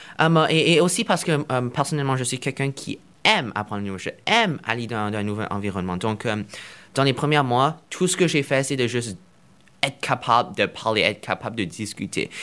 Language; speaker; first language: French; non-native, fluent; Chinese